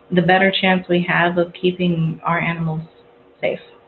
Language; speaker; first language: English; native; English